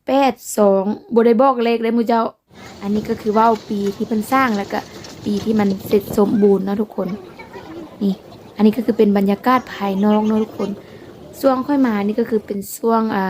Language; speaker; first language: Thai; non-native, local second language; Lao